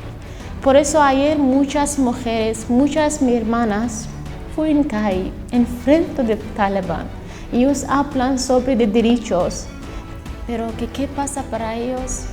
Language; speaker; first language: Spanish; non-native, learner; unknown